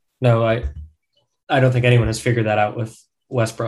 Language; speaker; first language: English; native; English